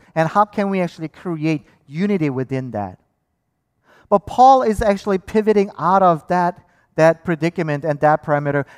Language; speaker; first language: English; early bilingual, other home language; Korean